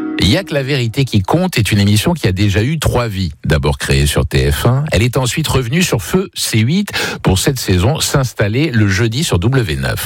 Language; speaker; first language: French; native; French